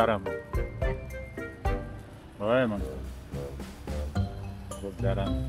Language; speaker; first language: Indonesian; non-native, learner; French